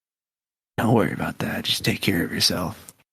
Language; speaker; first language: English; native; English